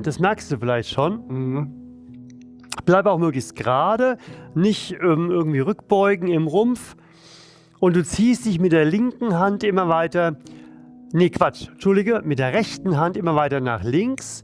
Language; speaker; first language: German; native; German